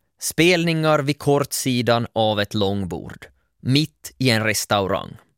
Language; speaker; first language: Swedish; native; Swedish